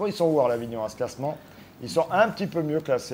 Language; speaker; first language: French; native; French